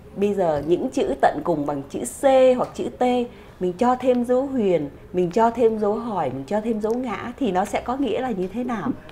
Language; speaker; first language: Vietnamese; native; Vietnamese